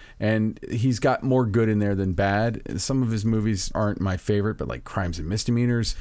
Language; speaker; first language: English; native; English